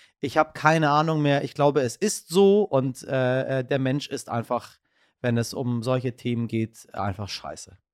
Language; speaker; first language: German; early bilingual, other home language; Persian